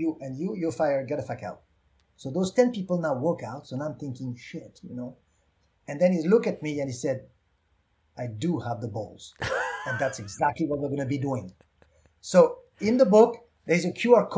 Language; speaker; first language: English; non-native, fluent; French